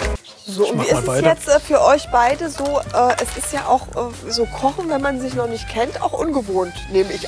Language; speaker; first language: German; native; German